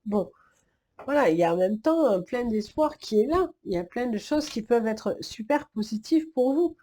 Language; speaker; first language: French; native; French